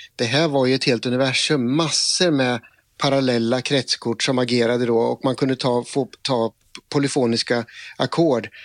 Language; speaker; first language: Swedish; native; Swedish